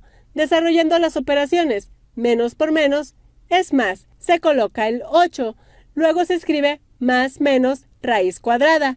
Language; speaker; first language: Spanish; native; Spanish